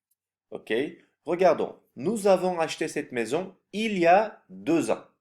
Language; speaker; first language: French; non-native, fluent; Turkish